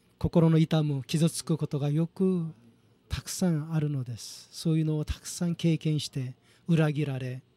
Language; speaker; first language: Japanese; non-native, fluent; Korean